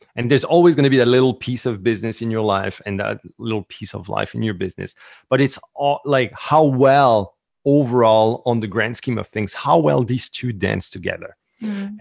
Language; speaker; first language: English; non-native, fluent; French